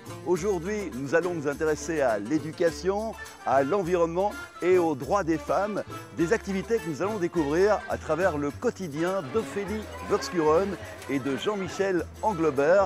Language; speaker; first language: French; native; French